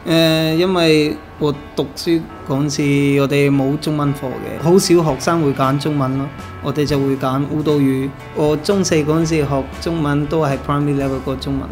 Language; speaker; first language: Cantonese; early bilingual, other home language; Urdu